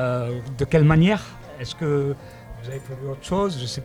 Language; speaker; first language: French; native; French